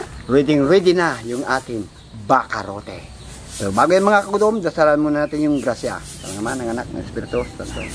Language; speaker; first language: Filipino; native; Filipino